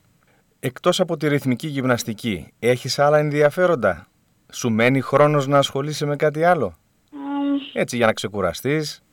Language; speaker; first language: Greek; native; Greek